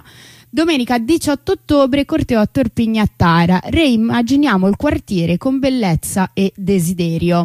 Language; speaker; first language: Italian; native; Italian